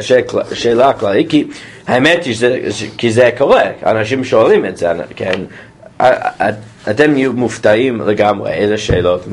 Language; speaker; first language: Hebrew; non-native, fluent; English